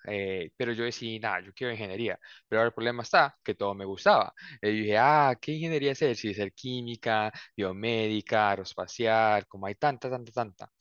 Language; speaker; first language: Spanish; early bilingual, heritage; Spanish